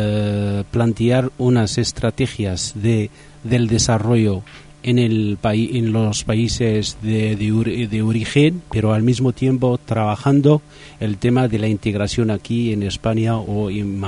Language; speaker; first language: Spanish; non-native, fluent; Riffian